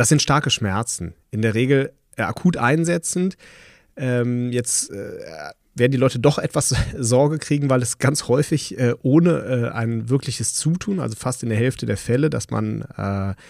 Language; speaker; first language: German; native; German